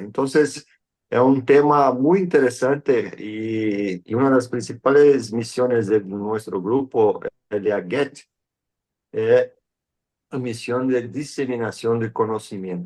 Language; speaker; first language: Spanish; non-native, fluent; Portuguese